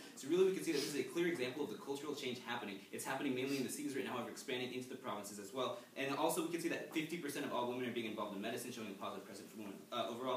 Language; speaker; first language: English; native; English